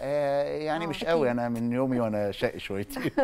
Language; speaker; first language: Arabic; native; Arabic